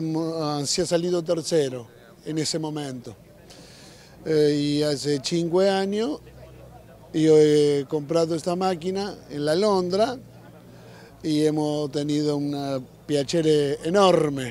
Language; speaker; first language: Italian; non-native, learner; Spanish